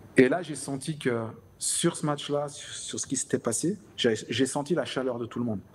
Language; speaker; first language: French; native; French